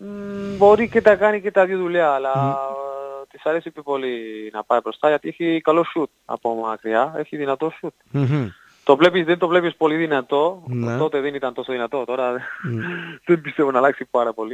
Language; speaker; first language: Greek; non-native, fluent; Spanish